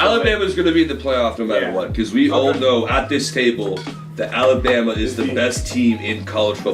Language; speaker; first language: English; native; English